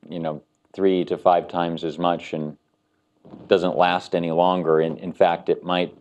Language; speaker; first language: English; native; English